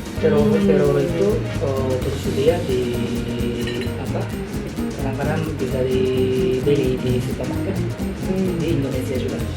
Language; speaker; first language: Indonesian; non-native, learner; Japanese